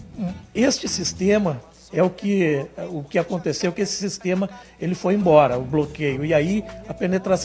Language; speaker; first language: Portuguese; native; Portuguese